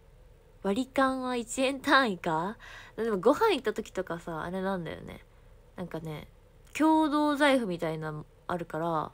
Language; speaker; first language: Japanese; native; Japanese